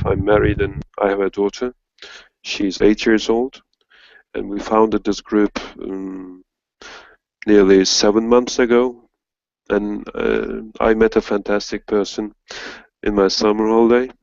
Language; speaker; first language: English; non-native, fluent; Turkish